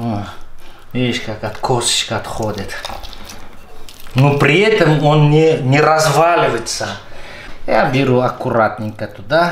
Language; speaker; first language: Russian; non-native, fluent; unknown